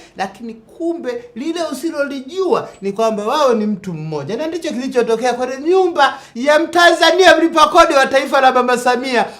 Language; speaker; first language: Swahili; native; Swahili